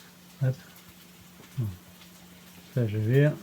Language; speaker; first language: French; native; French